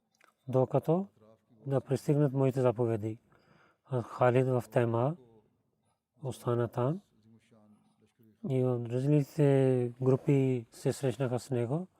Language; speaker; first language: Bulgarian; non-native, learner; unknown